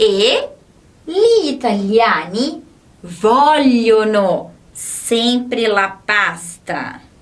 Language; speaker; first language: Italian; non-native, fluent; Portuguese